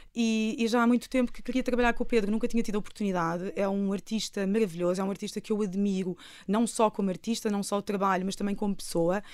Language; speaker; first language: Portuguese; native; Portuguese